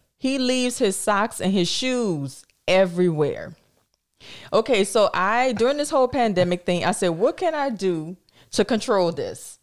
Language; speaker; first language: English; native; English